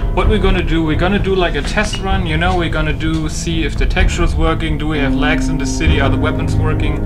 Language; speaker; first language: English; non-native, fluent; German